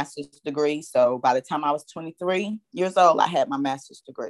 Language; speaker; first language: English; native; English